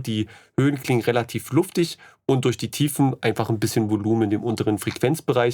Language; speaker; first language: German; native; German